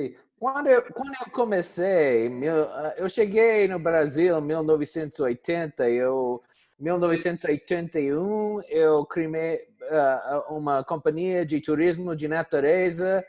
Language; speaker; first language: Portuguese; non-native, fluent; English